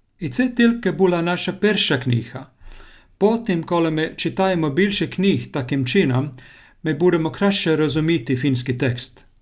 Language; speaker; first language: Ukrainian; non-native, learner; Finnish